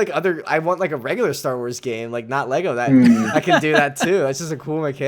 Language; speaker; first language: English; native; English